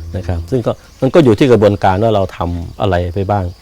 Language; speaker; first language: Thai; native; Thai